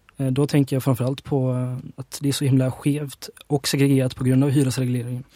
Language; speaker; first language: Swedish; early bilingual, other home language; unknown